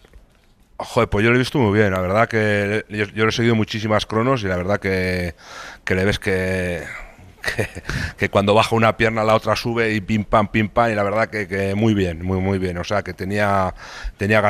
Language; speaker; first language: Spanish; native; Spanish